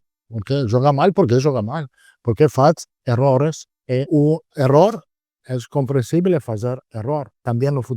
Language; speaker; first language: Spanish; non-native, fluent; Italian